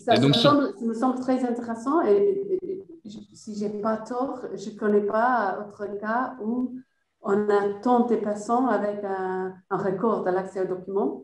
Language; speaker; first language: French; non-native, fluent; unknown